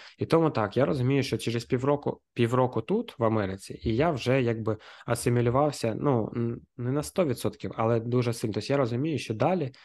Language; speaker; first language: Ukrainian; non-native, local second language; Russian